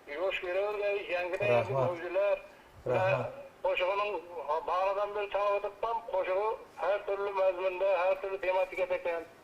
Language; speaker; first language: Uzbek; native; Uzbek